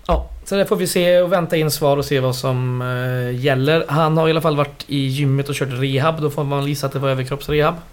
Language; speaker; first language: Swedish; native; Swedish